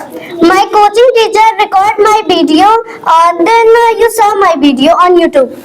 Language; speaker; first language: English; non-native, learner; Hindi